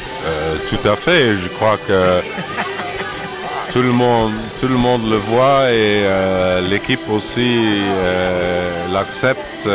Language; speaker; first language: French; non-native, local second language; Luxembourgish